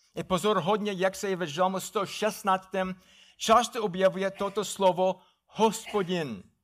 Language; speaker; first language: Czech; non-native, fluent; English